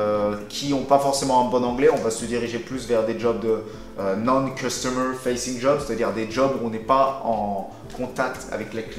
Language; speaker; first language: French; native; French